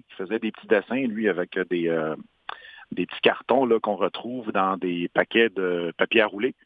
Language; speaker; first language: French; non-native, local second language; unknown